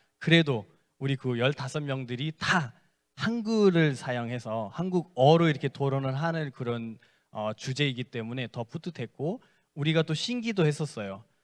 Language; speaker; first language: Korean; non-native, fluent; Nepali